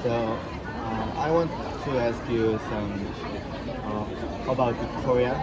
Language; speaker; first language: English; non-native, learner; Korean